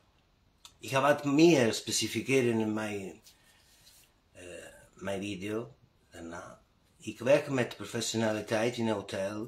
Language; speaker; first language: Dutch; non-native, learner; Italian